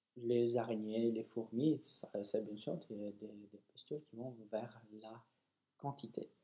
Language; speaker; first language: French; non-native, fluent; Polish